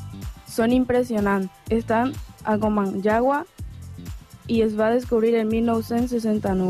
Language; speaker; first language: Catalan; non-native, learner; Spanish